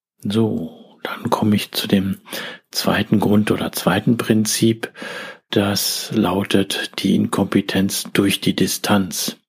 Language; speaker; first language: German; native; German